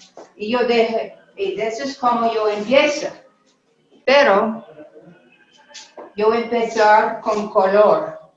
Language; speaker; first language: Spanish; non-native, learner; English